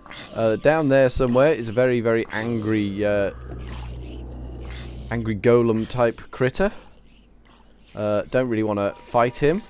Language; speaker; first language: English; native; English